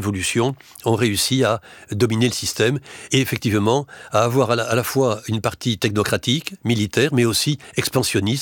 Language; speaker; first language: French; native; French